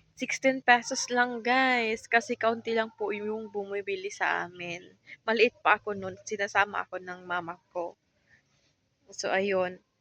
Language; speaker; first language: Filipino; non-native, local second language; Bikol